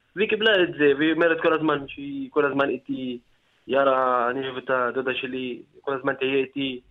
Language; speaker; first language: Hebrew; non-native, local second language; Arabic